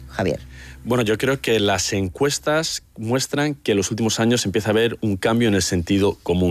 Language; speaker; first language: Spanish; native; Spanish